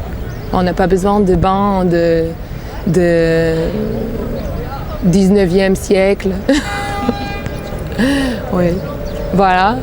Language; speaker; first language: French; non-native, fluent; Bulgarian